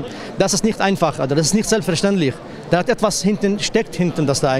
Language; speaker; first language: German; non-native, fluent; Kurdish